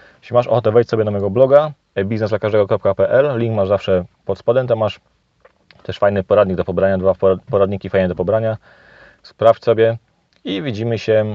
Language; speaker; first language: Polish; native; Polish